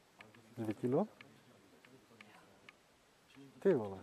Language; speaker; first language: Czech; non-native, learner; Greek